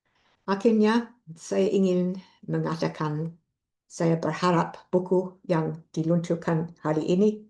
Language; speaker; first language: Indonesian; non-native, fluent; English